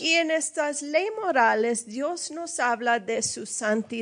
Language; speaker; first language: Spanish; early bilingual, heritage; English